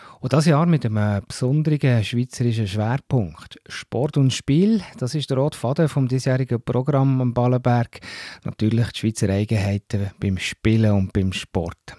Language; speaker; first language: German; native; German